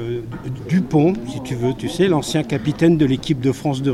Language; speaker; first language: French; native; French